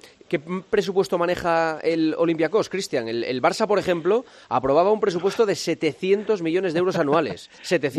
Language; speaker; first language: Spanish; native; Spanish